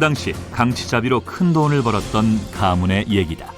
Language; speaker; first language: Korean; native; Korean